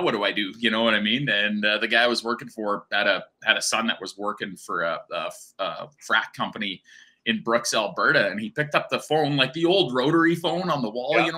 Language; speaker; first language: English; native; English